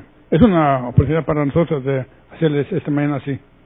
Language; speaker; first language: Spanish; native; Spanish